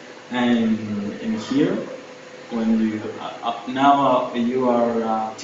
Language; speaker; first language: English; non-native, learner; Spanish